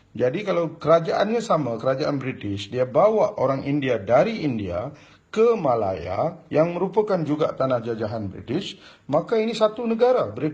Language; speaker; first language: Malay; non-native, local second language; Tamil